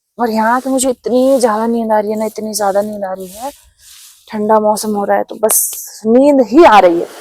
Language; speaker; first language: Hindi; non-native, local second language; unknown